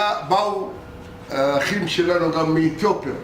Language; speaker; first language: Hebrew; non-native, local second language; Arabic